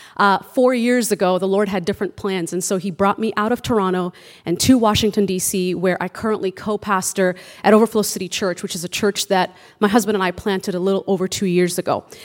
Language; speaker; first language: English; early bilingual, other home language; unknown